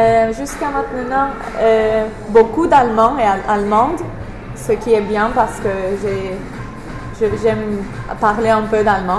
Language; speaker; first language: French; non-native, fluent; English